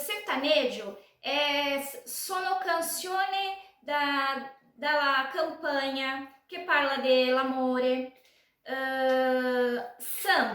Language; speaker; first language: Italian; non-native, learner; Portuguese